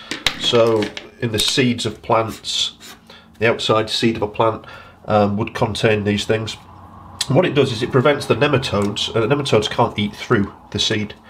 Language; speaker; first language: English; native; English